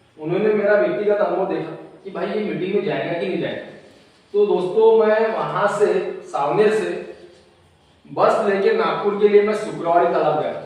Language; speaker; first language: Hindi; non-native, local second language; Marathi